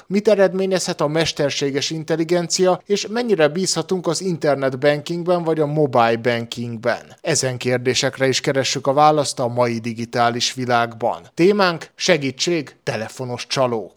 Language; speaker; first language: Hungarian; native; Hungarian